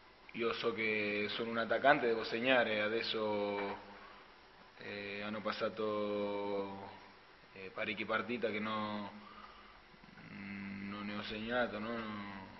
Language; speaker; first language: Italian; non-native, fluent; Spanish